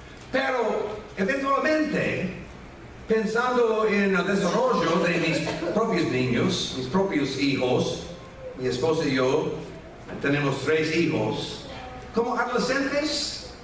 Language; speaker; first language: Spanish; non-native, fluent; English